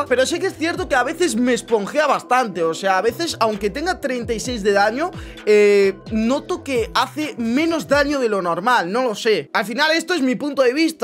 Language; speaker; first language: Spanish; native; Spanish